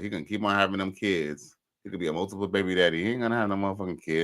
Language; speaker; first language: English; native; English